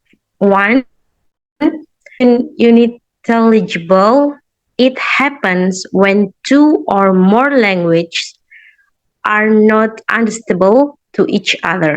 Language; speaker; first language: English; non-native, learner; Indonesian